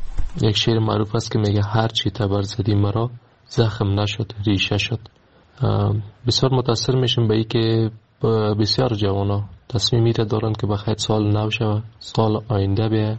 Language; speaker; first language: Persian; native; Persian